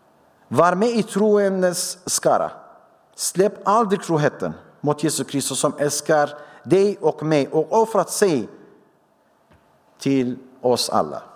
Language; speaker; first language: Swedish; non-native, fluent; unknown